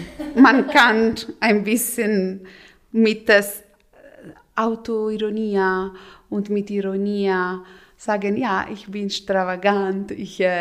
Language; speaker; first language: German; non-native, local second language; Italian